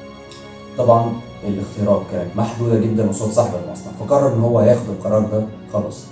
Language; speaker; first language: Arabic; native; Arabic